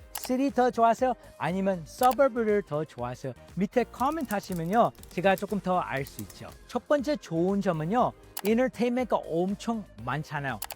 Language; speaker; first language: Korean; early bilingual, heritage; Korean